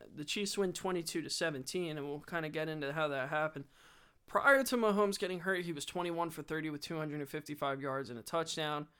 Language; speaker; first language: English; native; English